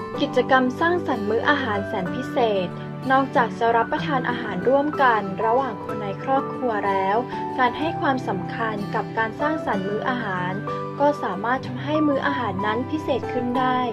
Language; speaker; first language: Thai; native; Thai